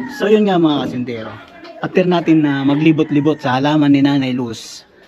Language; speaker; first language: Filipino; native; Filipino